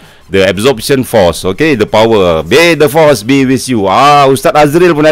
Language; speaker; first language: English; non-native, local second language; Malay